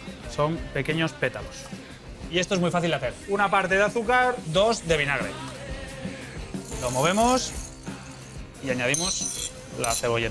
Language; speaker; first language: Spanish; native; Spanish